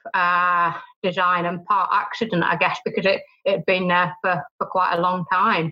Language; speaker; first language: English; native; English